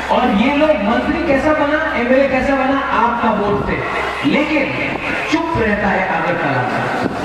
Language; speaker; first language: Hindi; non-native, local second language; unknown